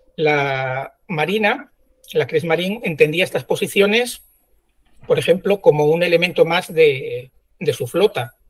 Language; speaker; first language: Spanish; native; Spanish